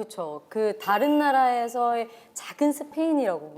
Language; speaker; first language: Korean; native; Korean